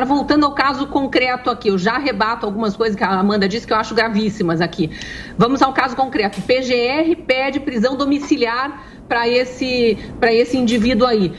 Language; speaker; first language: Portuguese; native; Portuguese